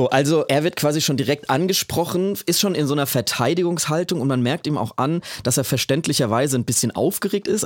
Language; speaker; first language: German; native; German